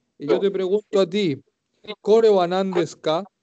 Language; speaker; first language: Spanish; native; Spanish